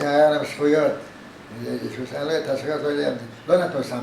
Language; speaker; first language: Hebrew; non-native, fluent; Yiddish